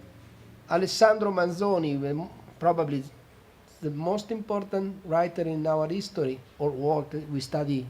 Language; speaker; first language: English; non-native, fluent; Italian